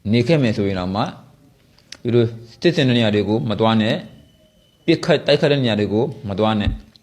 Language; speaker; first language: Burmese; native; Burmese